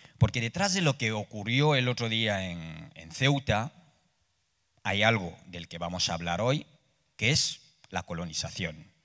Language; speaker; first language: Spanish; non-native, fluent; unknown